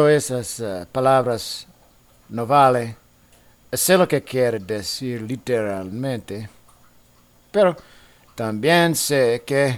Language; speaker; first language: Spanish; non-native, fluent; English